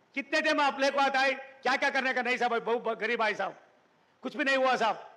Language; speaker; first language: Hindi; non-native, local second language; Kannada